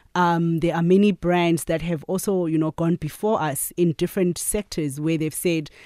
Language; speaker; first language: English; non-native, local second language; Zulu